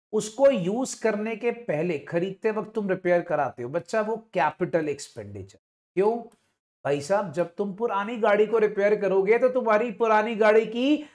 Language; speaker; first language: Hindi; non-native, local second language; Punjabi